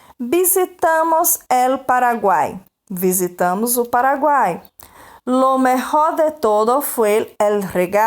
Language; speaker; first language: Spanish; non-native, fluent; Portuguese